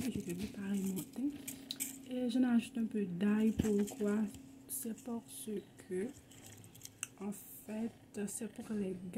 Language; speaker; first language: French; non-native, local second language; Haitian Creole